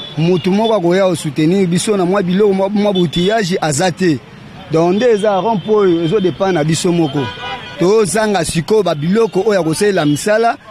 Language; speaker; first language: Lingala; native; Lingala